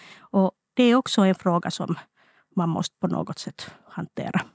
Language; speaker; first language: Swedish; non-native, local second language; Finnish